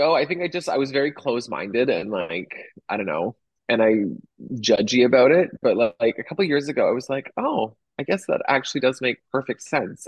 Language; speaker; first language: English; native; English